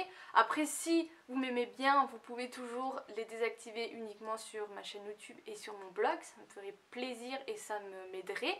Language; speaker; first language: French; native; French